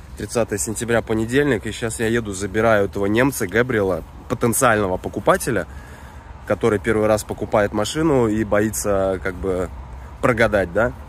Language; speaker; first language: Russian; native; Russian